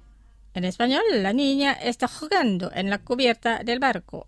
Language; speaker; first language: Spanish; non-native, fluent; Indonesian